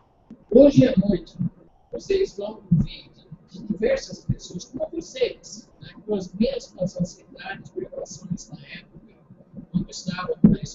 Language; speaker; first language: Portuguese; non-native, fluent; English